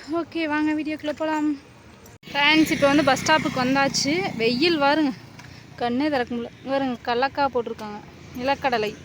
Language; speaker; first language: Tamil; native; Tamil